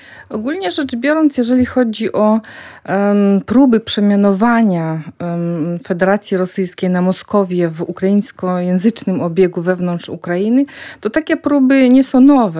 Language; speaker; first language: Polish; non-native, fluent; Ukrainian